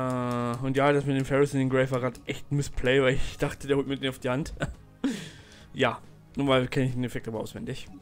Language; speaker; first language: German; native; German